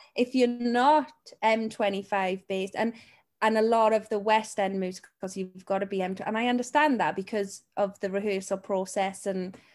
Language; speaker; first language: English; native; English